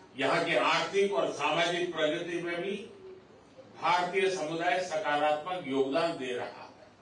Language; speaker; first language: Hindi; non-native, local second language; Gujarati